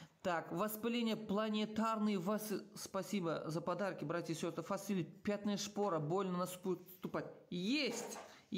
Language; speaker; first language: Russian; non-native, local second language; Uzbek